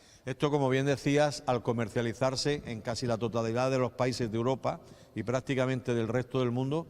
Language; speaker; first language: Spanish; native; Spanish